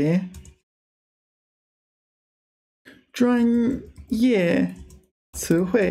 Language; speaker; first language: Chinese; non-native, learner; English